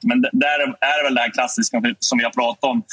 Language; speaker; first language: Swedish; native; Swedish